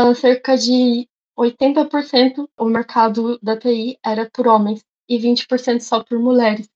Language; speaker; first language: Portuguese; native; Portuguese